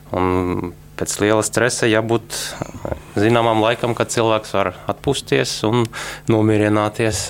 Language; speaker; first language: Latvian; non-native, local second language; Russian